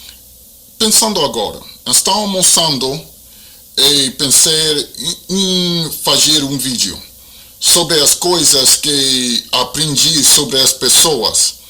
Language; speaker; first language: Portuguese; non-native, learner; English